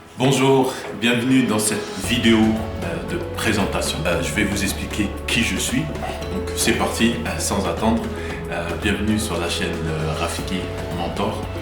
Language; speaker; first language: French; early bilingual, other home language; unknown